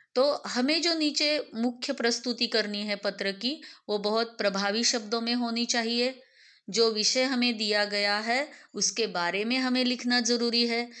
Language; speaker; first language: Hindi; non-native, local second language; Marathi